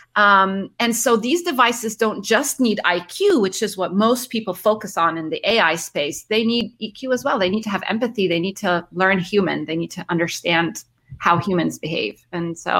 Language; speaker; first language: English; early bilingual, other home language; Arabic